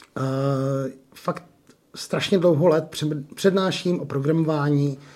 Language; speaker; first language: Czech; native; Czech